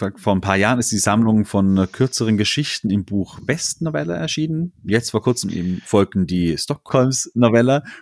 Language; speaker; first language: German; native; German